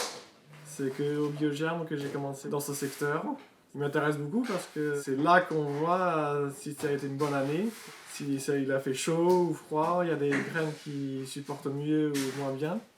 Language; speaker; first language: French; early bilingual, other home language; Dutch